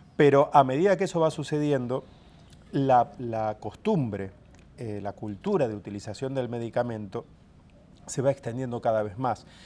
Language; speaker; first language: Spanish; native; Spanish